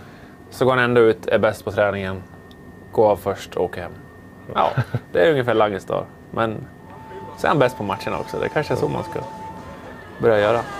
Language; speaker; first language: Swedish; native; Swedish